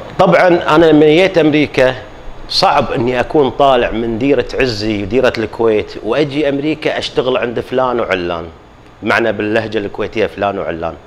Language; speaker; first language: Arabic; native; Arabic